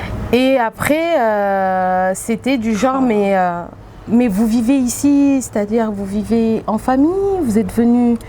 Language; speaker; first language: French; native; French